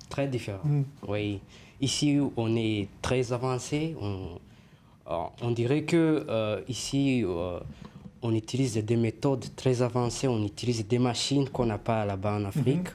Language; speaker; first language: French; non-native, local second language; Kinyarwanda